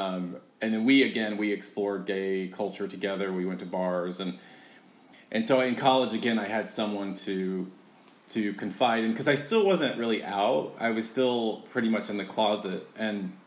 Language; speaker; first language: English; native; English